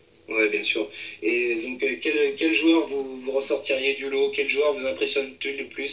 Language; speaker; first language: French; native; French